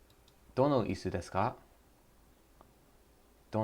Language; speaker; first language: Japanese; non-native, learner; English